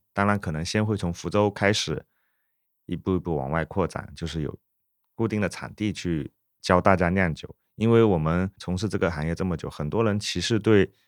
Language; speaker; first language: Chinese; native; Chinese